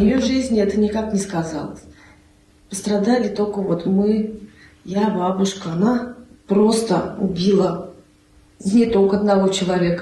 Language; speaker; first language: Russian; native; Russian